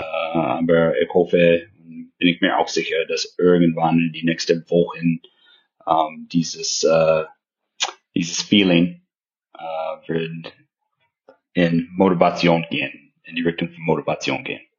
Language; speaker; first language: German; non-native, fluent; English